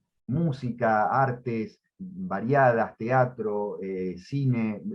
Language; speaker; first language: Spanish; native; Spanish